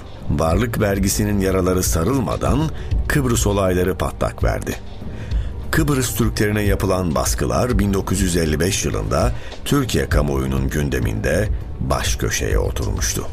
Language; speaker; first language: Turkish; native; Turkish